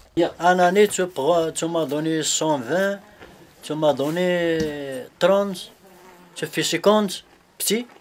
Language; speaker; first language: French; non-native, learner; Berber languages